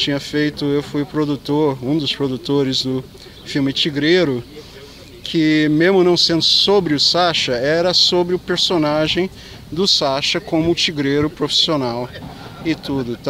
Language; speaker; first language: Portuguese; non-native, fluent; English